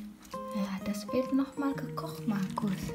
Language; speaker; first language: German; non-native, learner; Indonesian